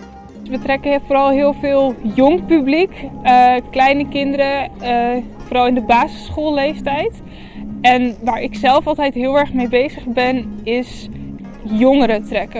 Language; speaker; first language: Dutch; native; Dutch